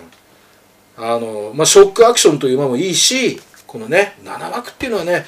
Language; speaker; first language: Japanese; native; Japanese